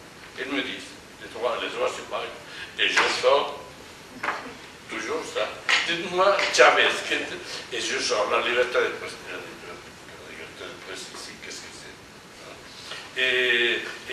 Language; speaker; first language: French; non-native, fluent; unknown